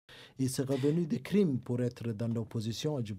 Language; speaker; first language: French; non-native, local second language; Somali